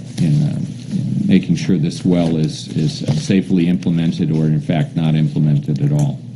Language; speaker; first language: English; native; English